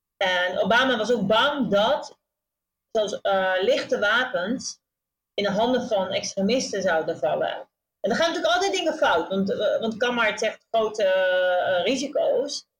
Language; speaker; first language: Dutch; native; Dutch